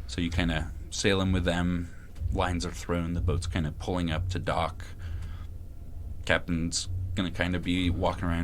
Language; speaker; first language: English; native; English